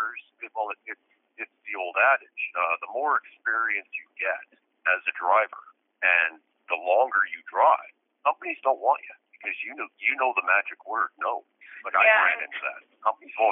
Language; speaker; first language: English; native; English